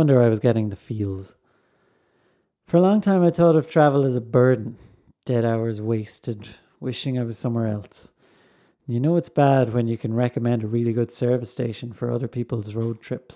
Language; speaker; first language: English; native; English